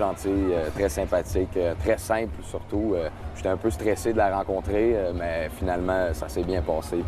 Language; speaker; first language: French; native; French